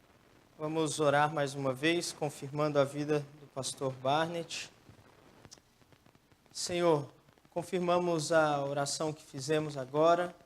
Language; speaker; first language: Portuguese; native; Portuguese